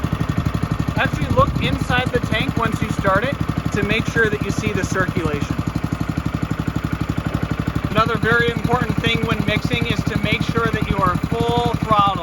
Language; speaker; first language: English; native; English